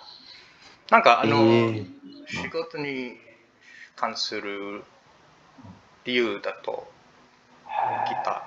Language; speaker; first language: Japanese; non-native, learner; English